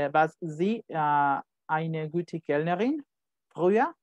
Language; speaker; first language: German; non-native, fluent; Spanish